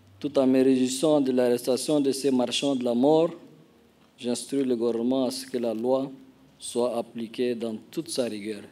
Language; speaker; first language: French; non-native, local second language; Arabic